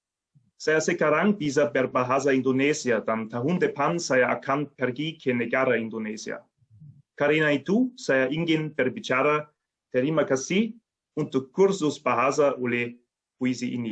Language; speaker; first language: Indonesian; non-native, learner; German